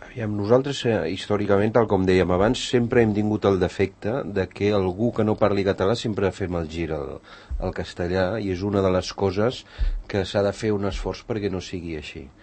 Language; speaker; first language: Catalan; native; Catalan